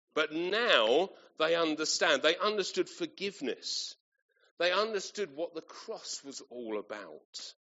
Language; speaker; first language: English; native; English